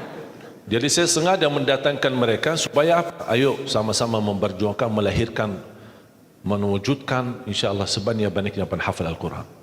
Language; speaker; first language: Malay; non-native, fluent; Arabic